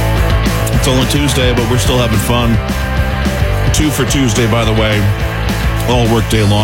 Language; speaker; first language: English; native; English